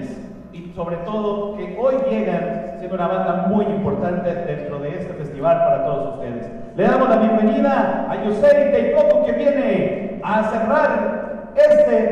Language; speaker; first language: Spanish; native; Spanish